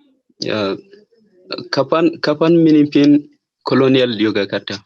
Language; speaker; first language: Indonesian; non-native, learner; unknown